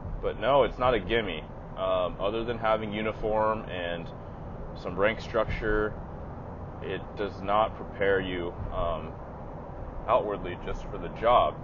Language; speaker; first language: English; native; English